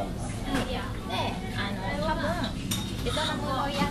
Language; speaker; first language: Japanese; non-native, fluent; Vietnamese